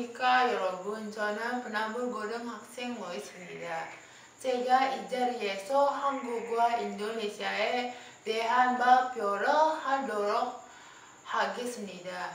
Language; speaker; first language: Korean; non-native, learner; Indonesian